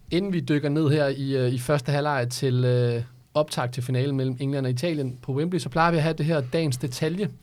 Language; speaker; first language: Danish; native; Danish